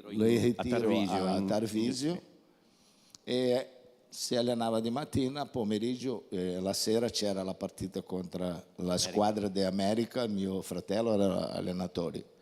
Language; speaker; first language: Italian; non-native, fluent; Portuguese